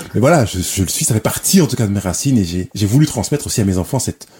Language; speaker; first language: French; native; French